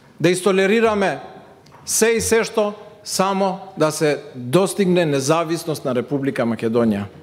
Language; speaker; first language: Macedonian; non-native, local second language; Albanian